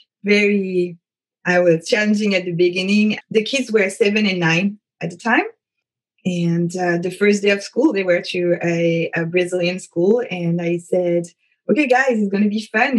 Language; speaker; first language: English; non-native, fluent; French